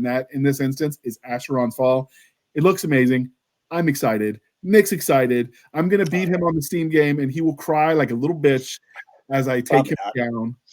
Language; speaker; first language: English; native; English